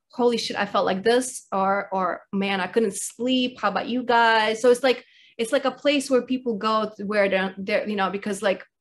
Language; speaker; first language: English; early bilingual, other home language; Russian